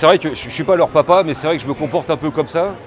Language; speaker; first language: French; native; French